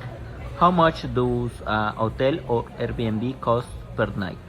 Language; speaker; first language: English; non-native, learner; Spanish